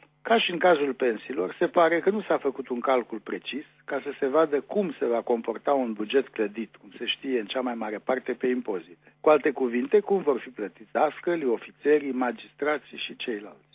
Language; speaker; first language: Romanian; native; Romanian